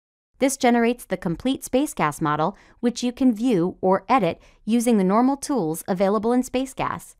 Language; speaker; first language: English; native; English